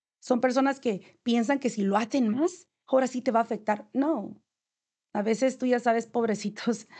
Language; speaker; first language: Spanish; native; Spanish